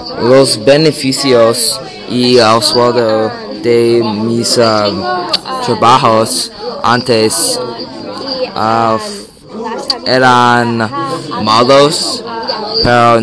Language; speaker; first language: Spanish; non-native, learner; English